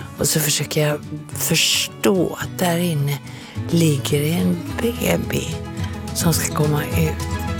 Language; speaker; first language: Swedish; native; Swedish